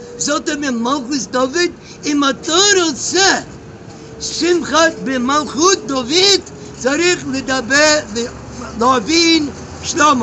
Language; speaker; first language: Hebrew; non-native, learner; English